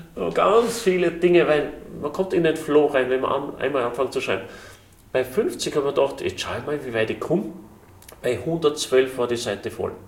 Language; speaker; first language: German; native; German